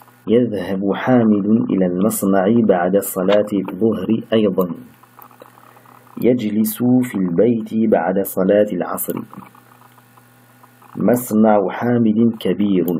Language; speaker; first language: Arabic; non-native, fluent; French